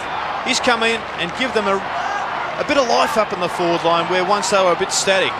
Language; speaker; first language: English; native; English